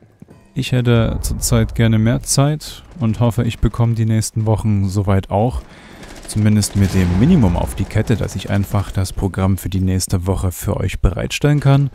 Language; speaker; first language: German; native; German